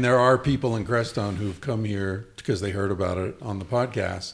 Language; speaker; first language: English; native; English